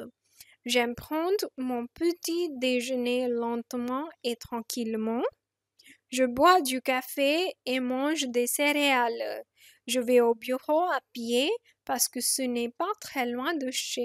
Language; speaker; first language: French; non-native, fluent; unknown